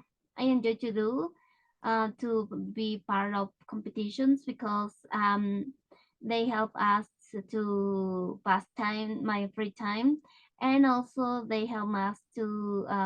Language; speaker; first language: English; non-native, learner; Spanish